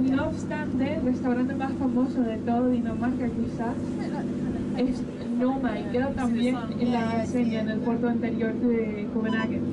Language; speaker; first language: Spanish; non-native, fluent; Danish